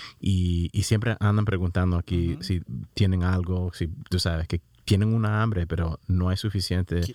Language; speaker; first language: Spanish; early bilingual, heritage; Spanish